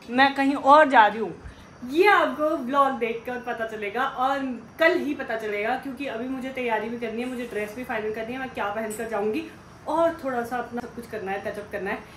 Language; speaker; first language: Hindi; native; Hindi